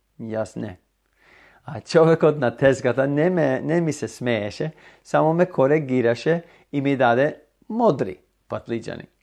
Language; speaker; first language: Macedonian; non-native, fluent; English